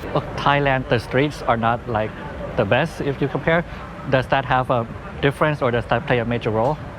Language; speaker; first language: English; non-native, fluent; Thai